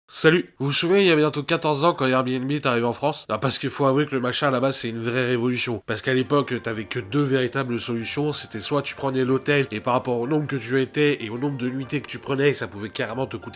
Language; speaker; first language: French; native; French